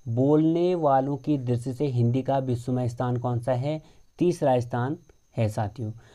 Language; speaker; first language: Hindi; native; Hindi